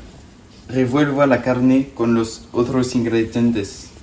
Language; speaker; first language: Spanish; non-native, learner; English